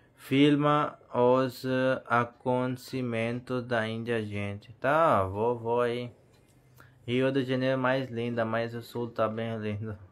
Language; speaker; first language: Portuguese; non-native, learner; Hindi